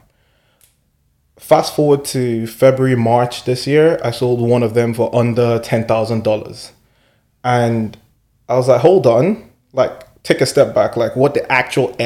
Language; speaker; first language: English; non-native, local second language; Yoruba